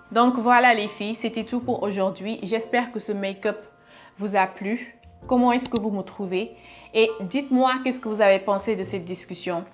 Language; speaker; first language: French; non-native, local second language; Wolof